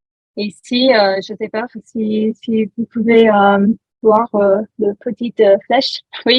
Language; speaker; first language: French; non-native, learner; English